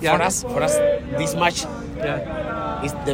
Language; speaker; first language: English; non-native, learner; Spanish